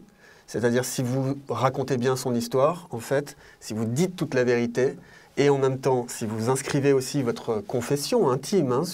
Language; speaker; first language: French; native; French